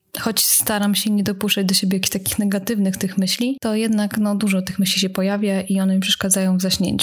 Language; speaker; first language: Polish; native; Polish